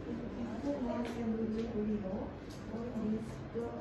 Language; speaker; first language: Spanish; non-native, learner; Japanese